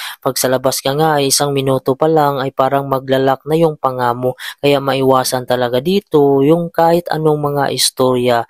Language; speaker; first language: Filipino; native; Filipino